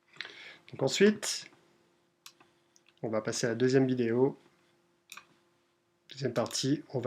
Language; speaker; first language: French; native; French